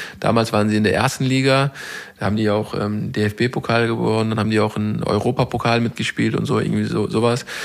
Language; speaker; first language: German; native; German